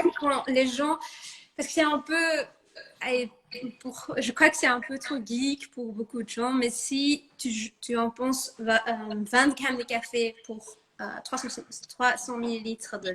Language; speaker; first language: French; non-native, fluent; Dutch